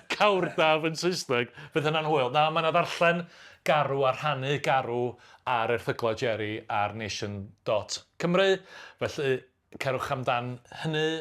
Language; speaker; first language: Welsh; native; Welsh